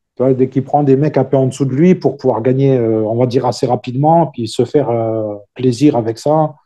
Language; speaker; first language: French; native; French